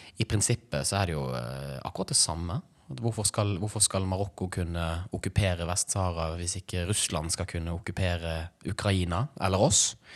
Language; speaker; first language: Norwegian; native; Norwegian